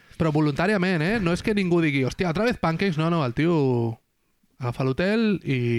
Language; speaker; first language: Catalan; non-native, local second language; Spanish